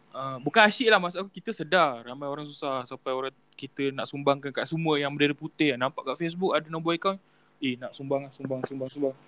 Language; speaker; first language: Malay; native; Malay